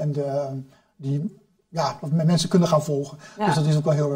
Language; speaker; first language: Dutch; native; Dutch